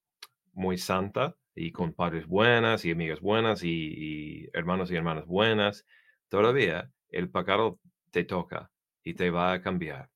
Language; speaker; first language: Spanish; non-native, fluent; English